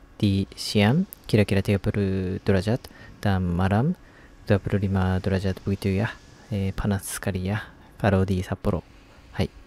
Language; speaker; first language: Indonesian; non-native, fluent; Japanese